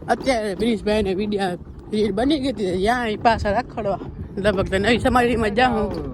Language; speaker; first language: Gujarati; native; Gujarati